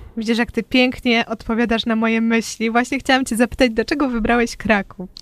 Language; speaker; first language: Polish; native; Polish